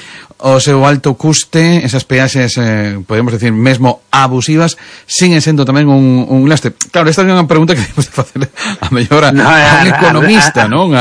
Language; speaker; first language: Galician; non-native, local second language; Spanish